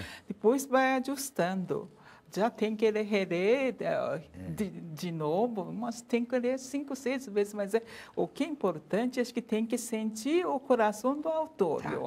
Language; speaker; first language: Portuguese; non-native, learner; Japanese